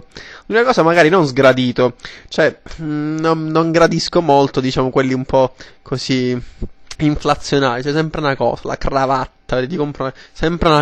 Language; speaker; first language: Italian; native; Italian